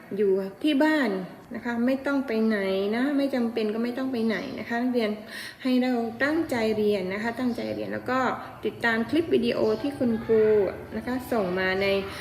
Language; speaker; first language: Thai; non-native, local second language; Malay